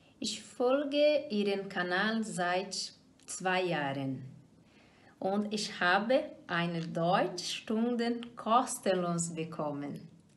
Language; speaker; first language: German; non-native, learner; Portuguese